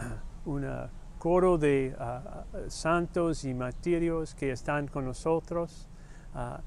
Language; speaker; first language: Spanish; non-native, fluent; English